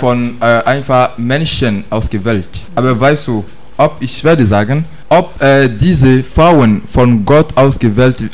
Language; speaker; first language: German; non-native, learner; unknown